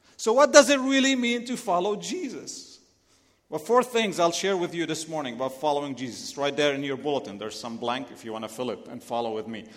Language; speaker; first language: English; non-native, fluent; Arabic